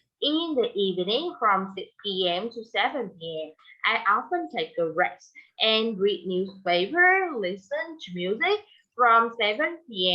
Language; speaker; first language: English; non-native, fluent; Vietnamese